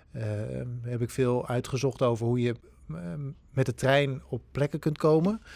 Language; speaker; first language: Dutch; native; Dutch